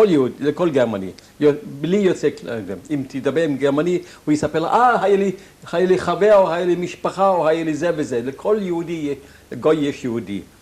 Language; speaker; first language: Hebrew; non-native, fluent; German